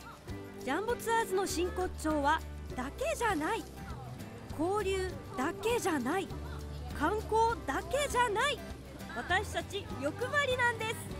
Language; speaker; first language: Japanese; native; Japanese